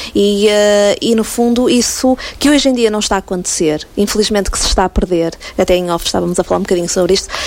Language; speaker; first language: Portuguese; native; Portuguese